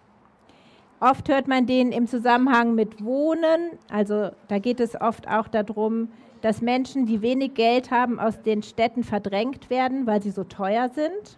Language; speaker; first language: German; native; German